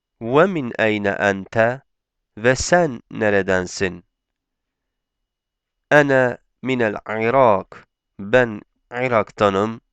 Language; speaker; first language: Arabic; non-native, fluent; Turkish